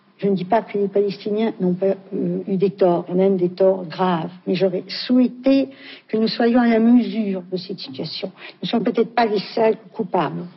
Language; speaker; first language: French; non-native, local second language; Greek